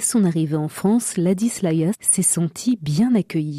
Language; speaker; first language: French; native; French